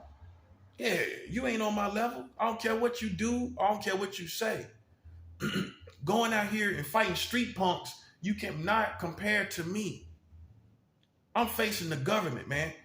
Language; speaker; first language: English; native; English